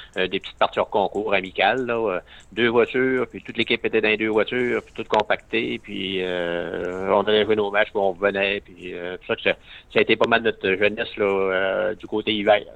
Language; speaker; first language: French; native; French